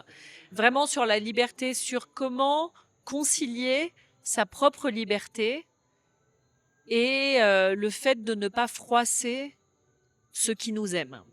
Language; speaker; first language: French; native; French